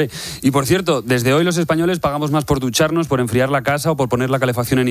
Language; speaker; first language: Spanish; native; Spanish